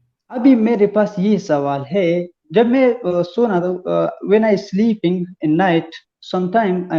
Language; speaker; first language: Hindi; non-native, learner; Pashto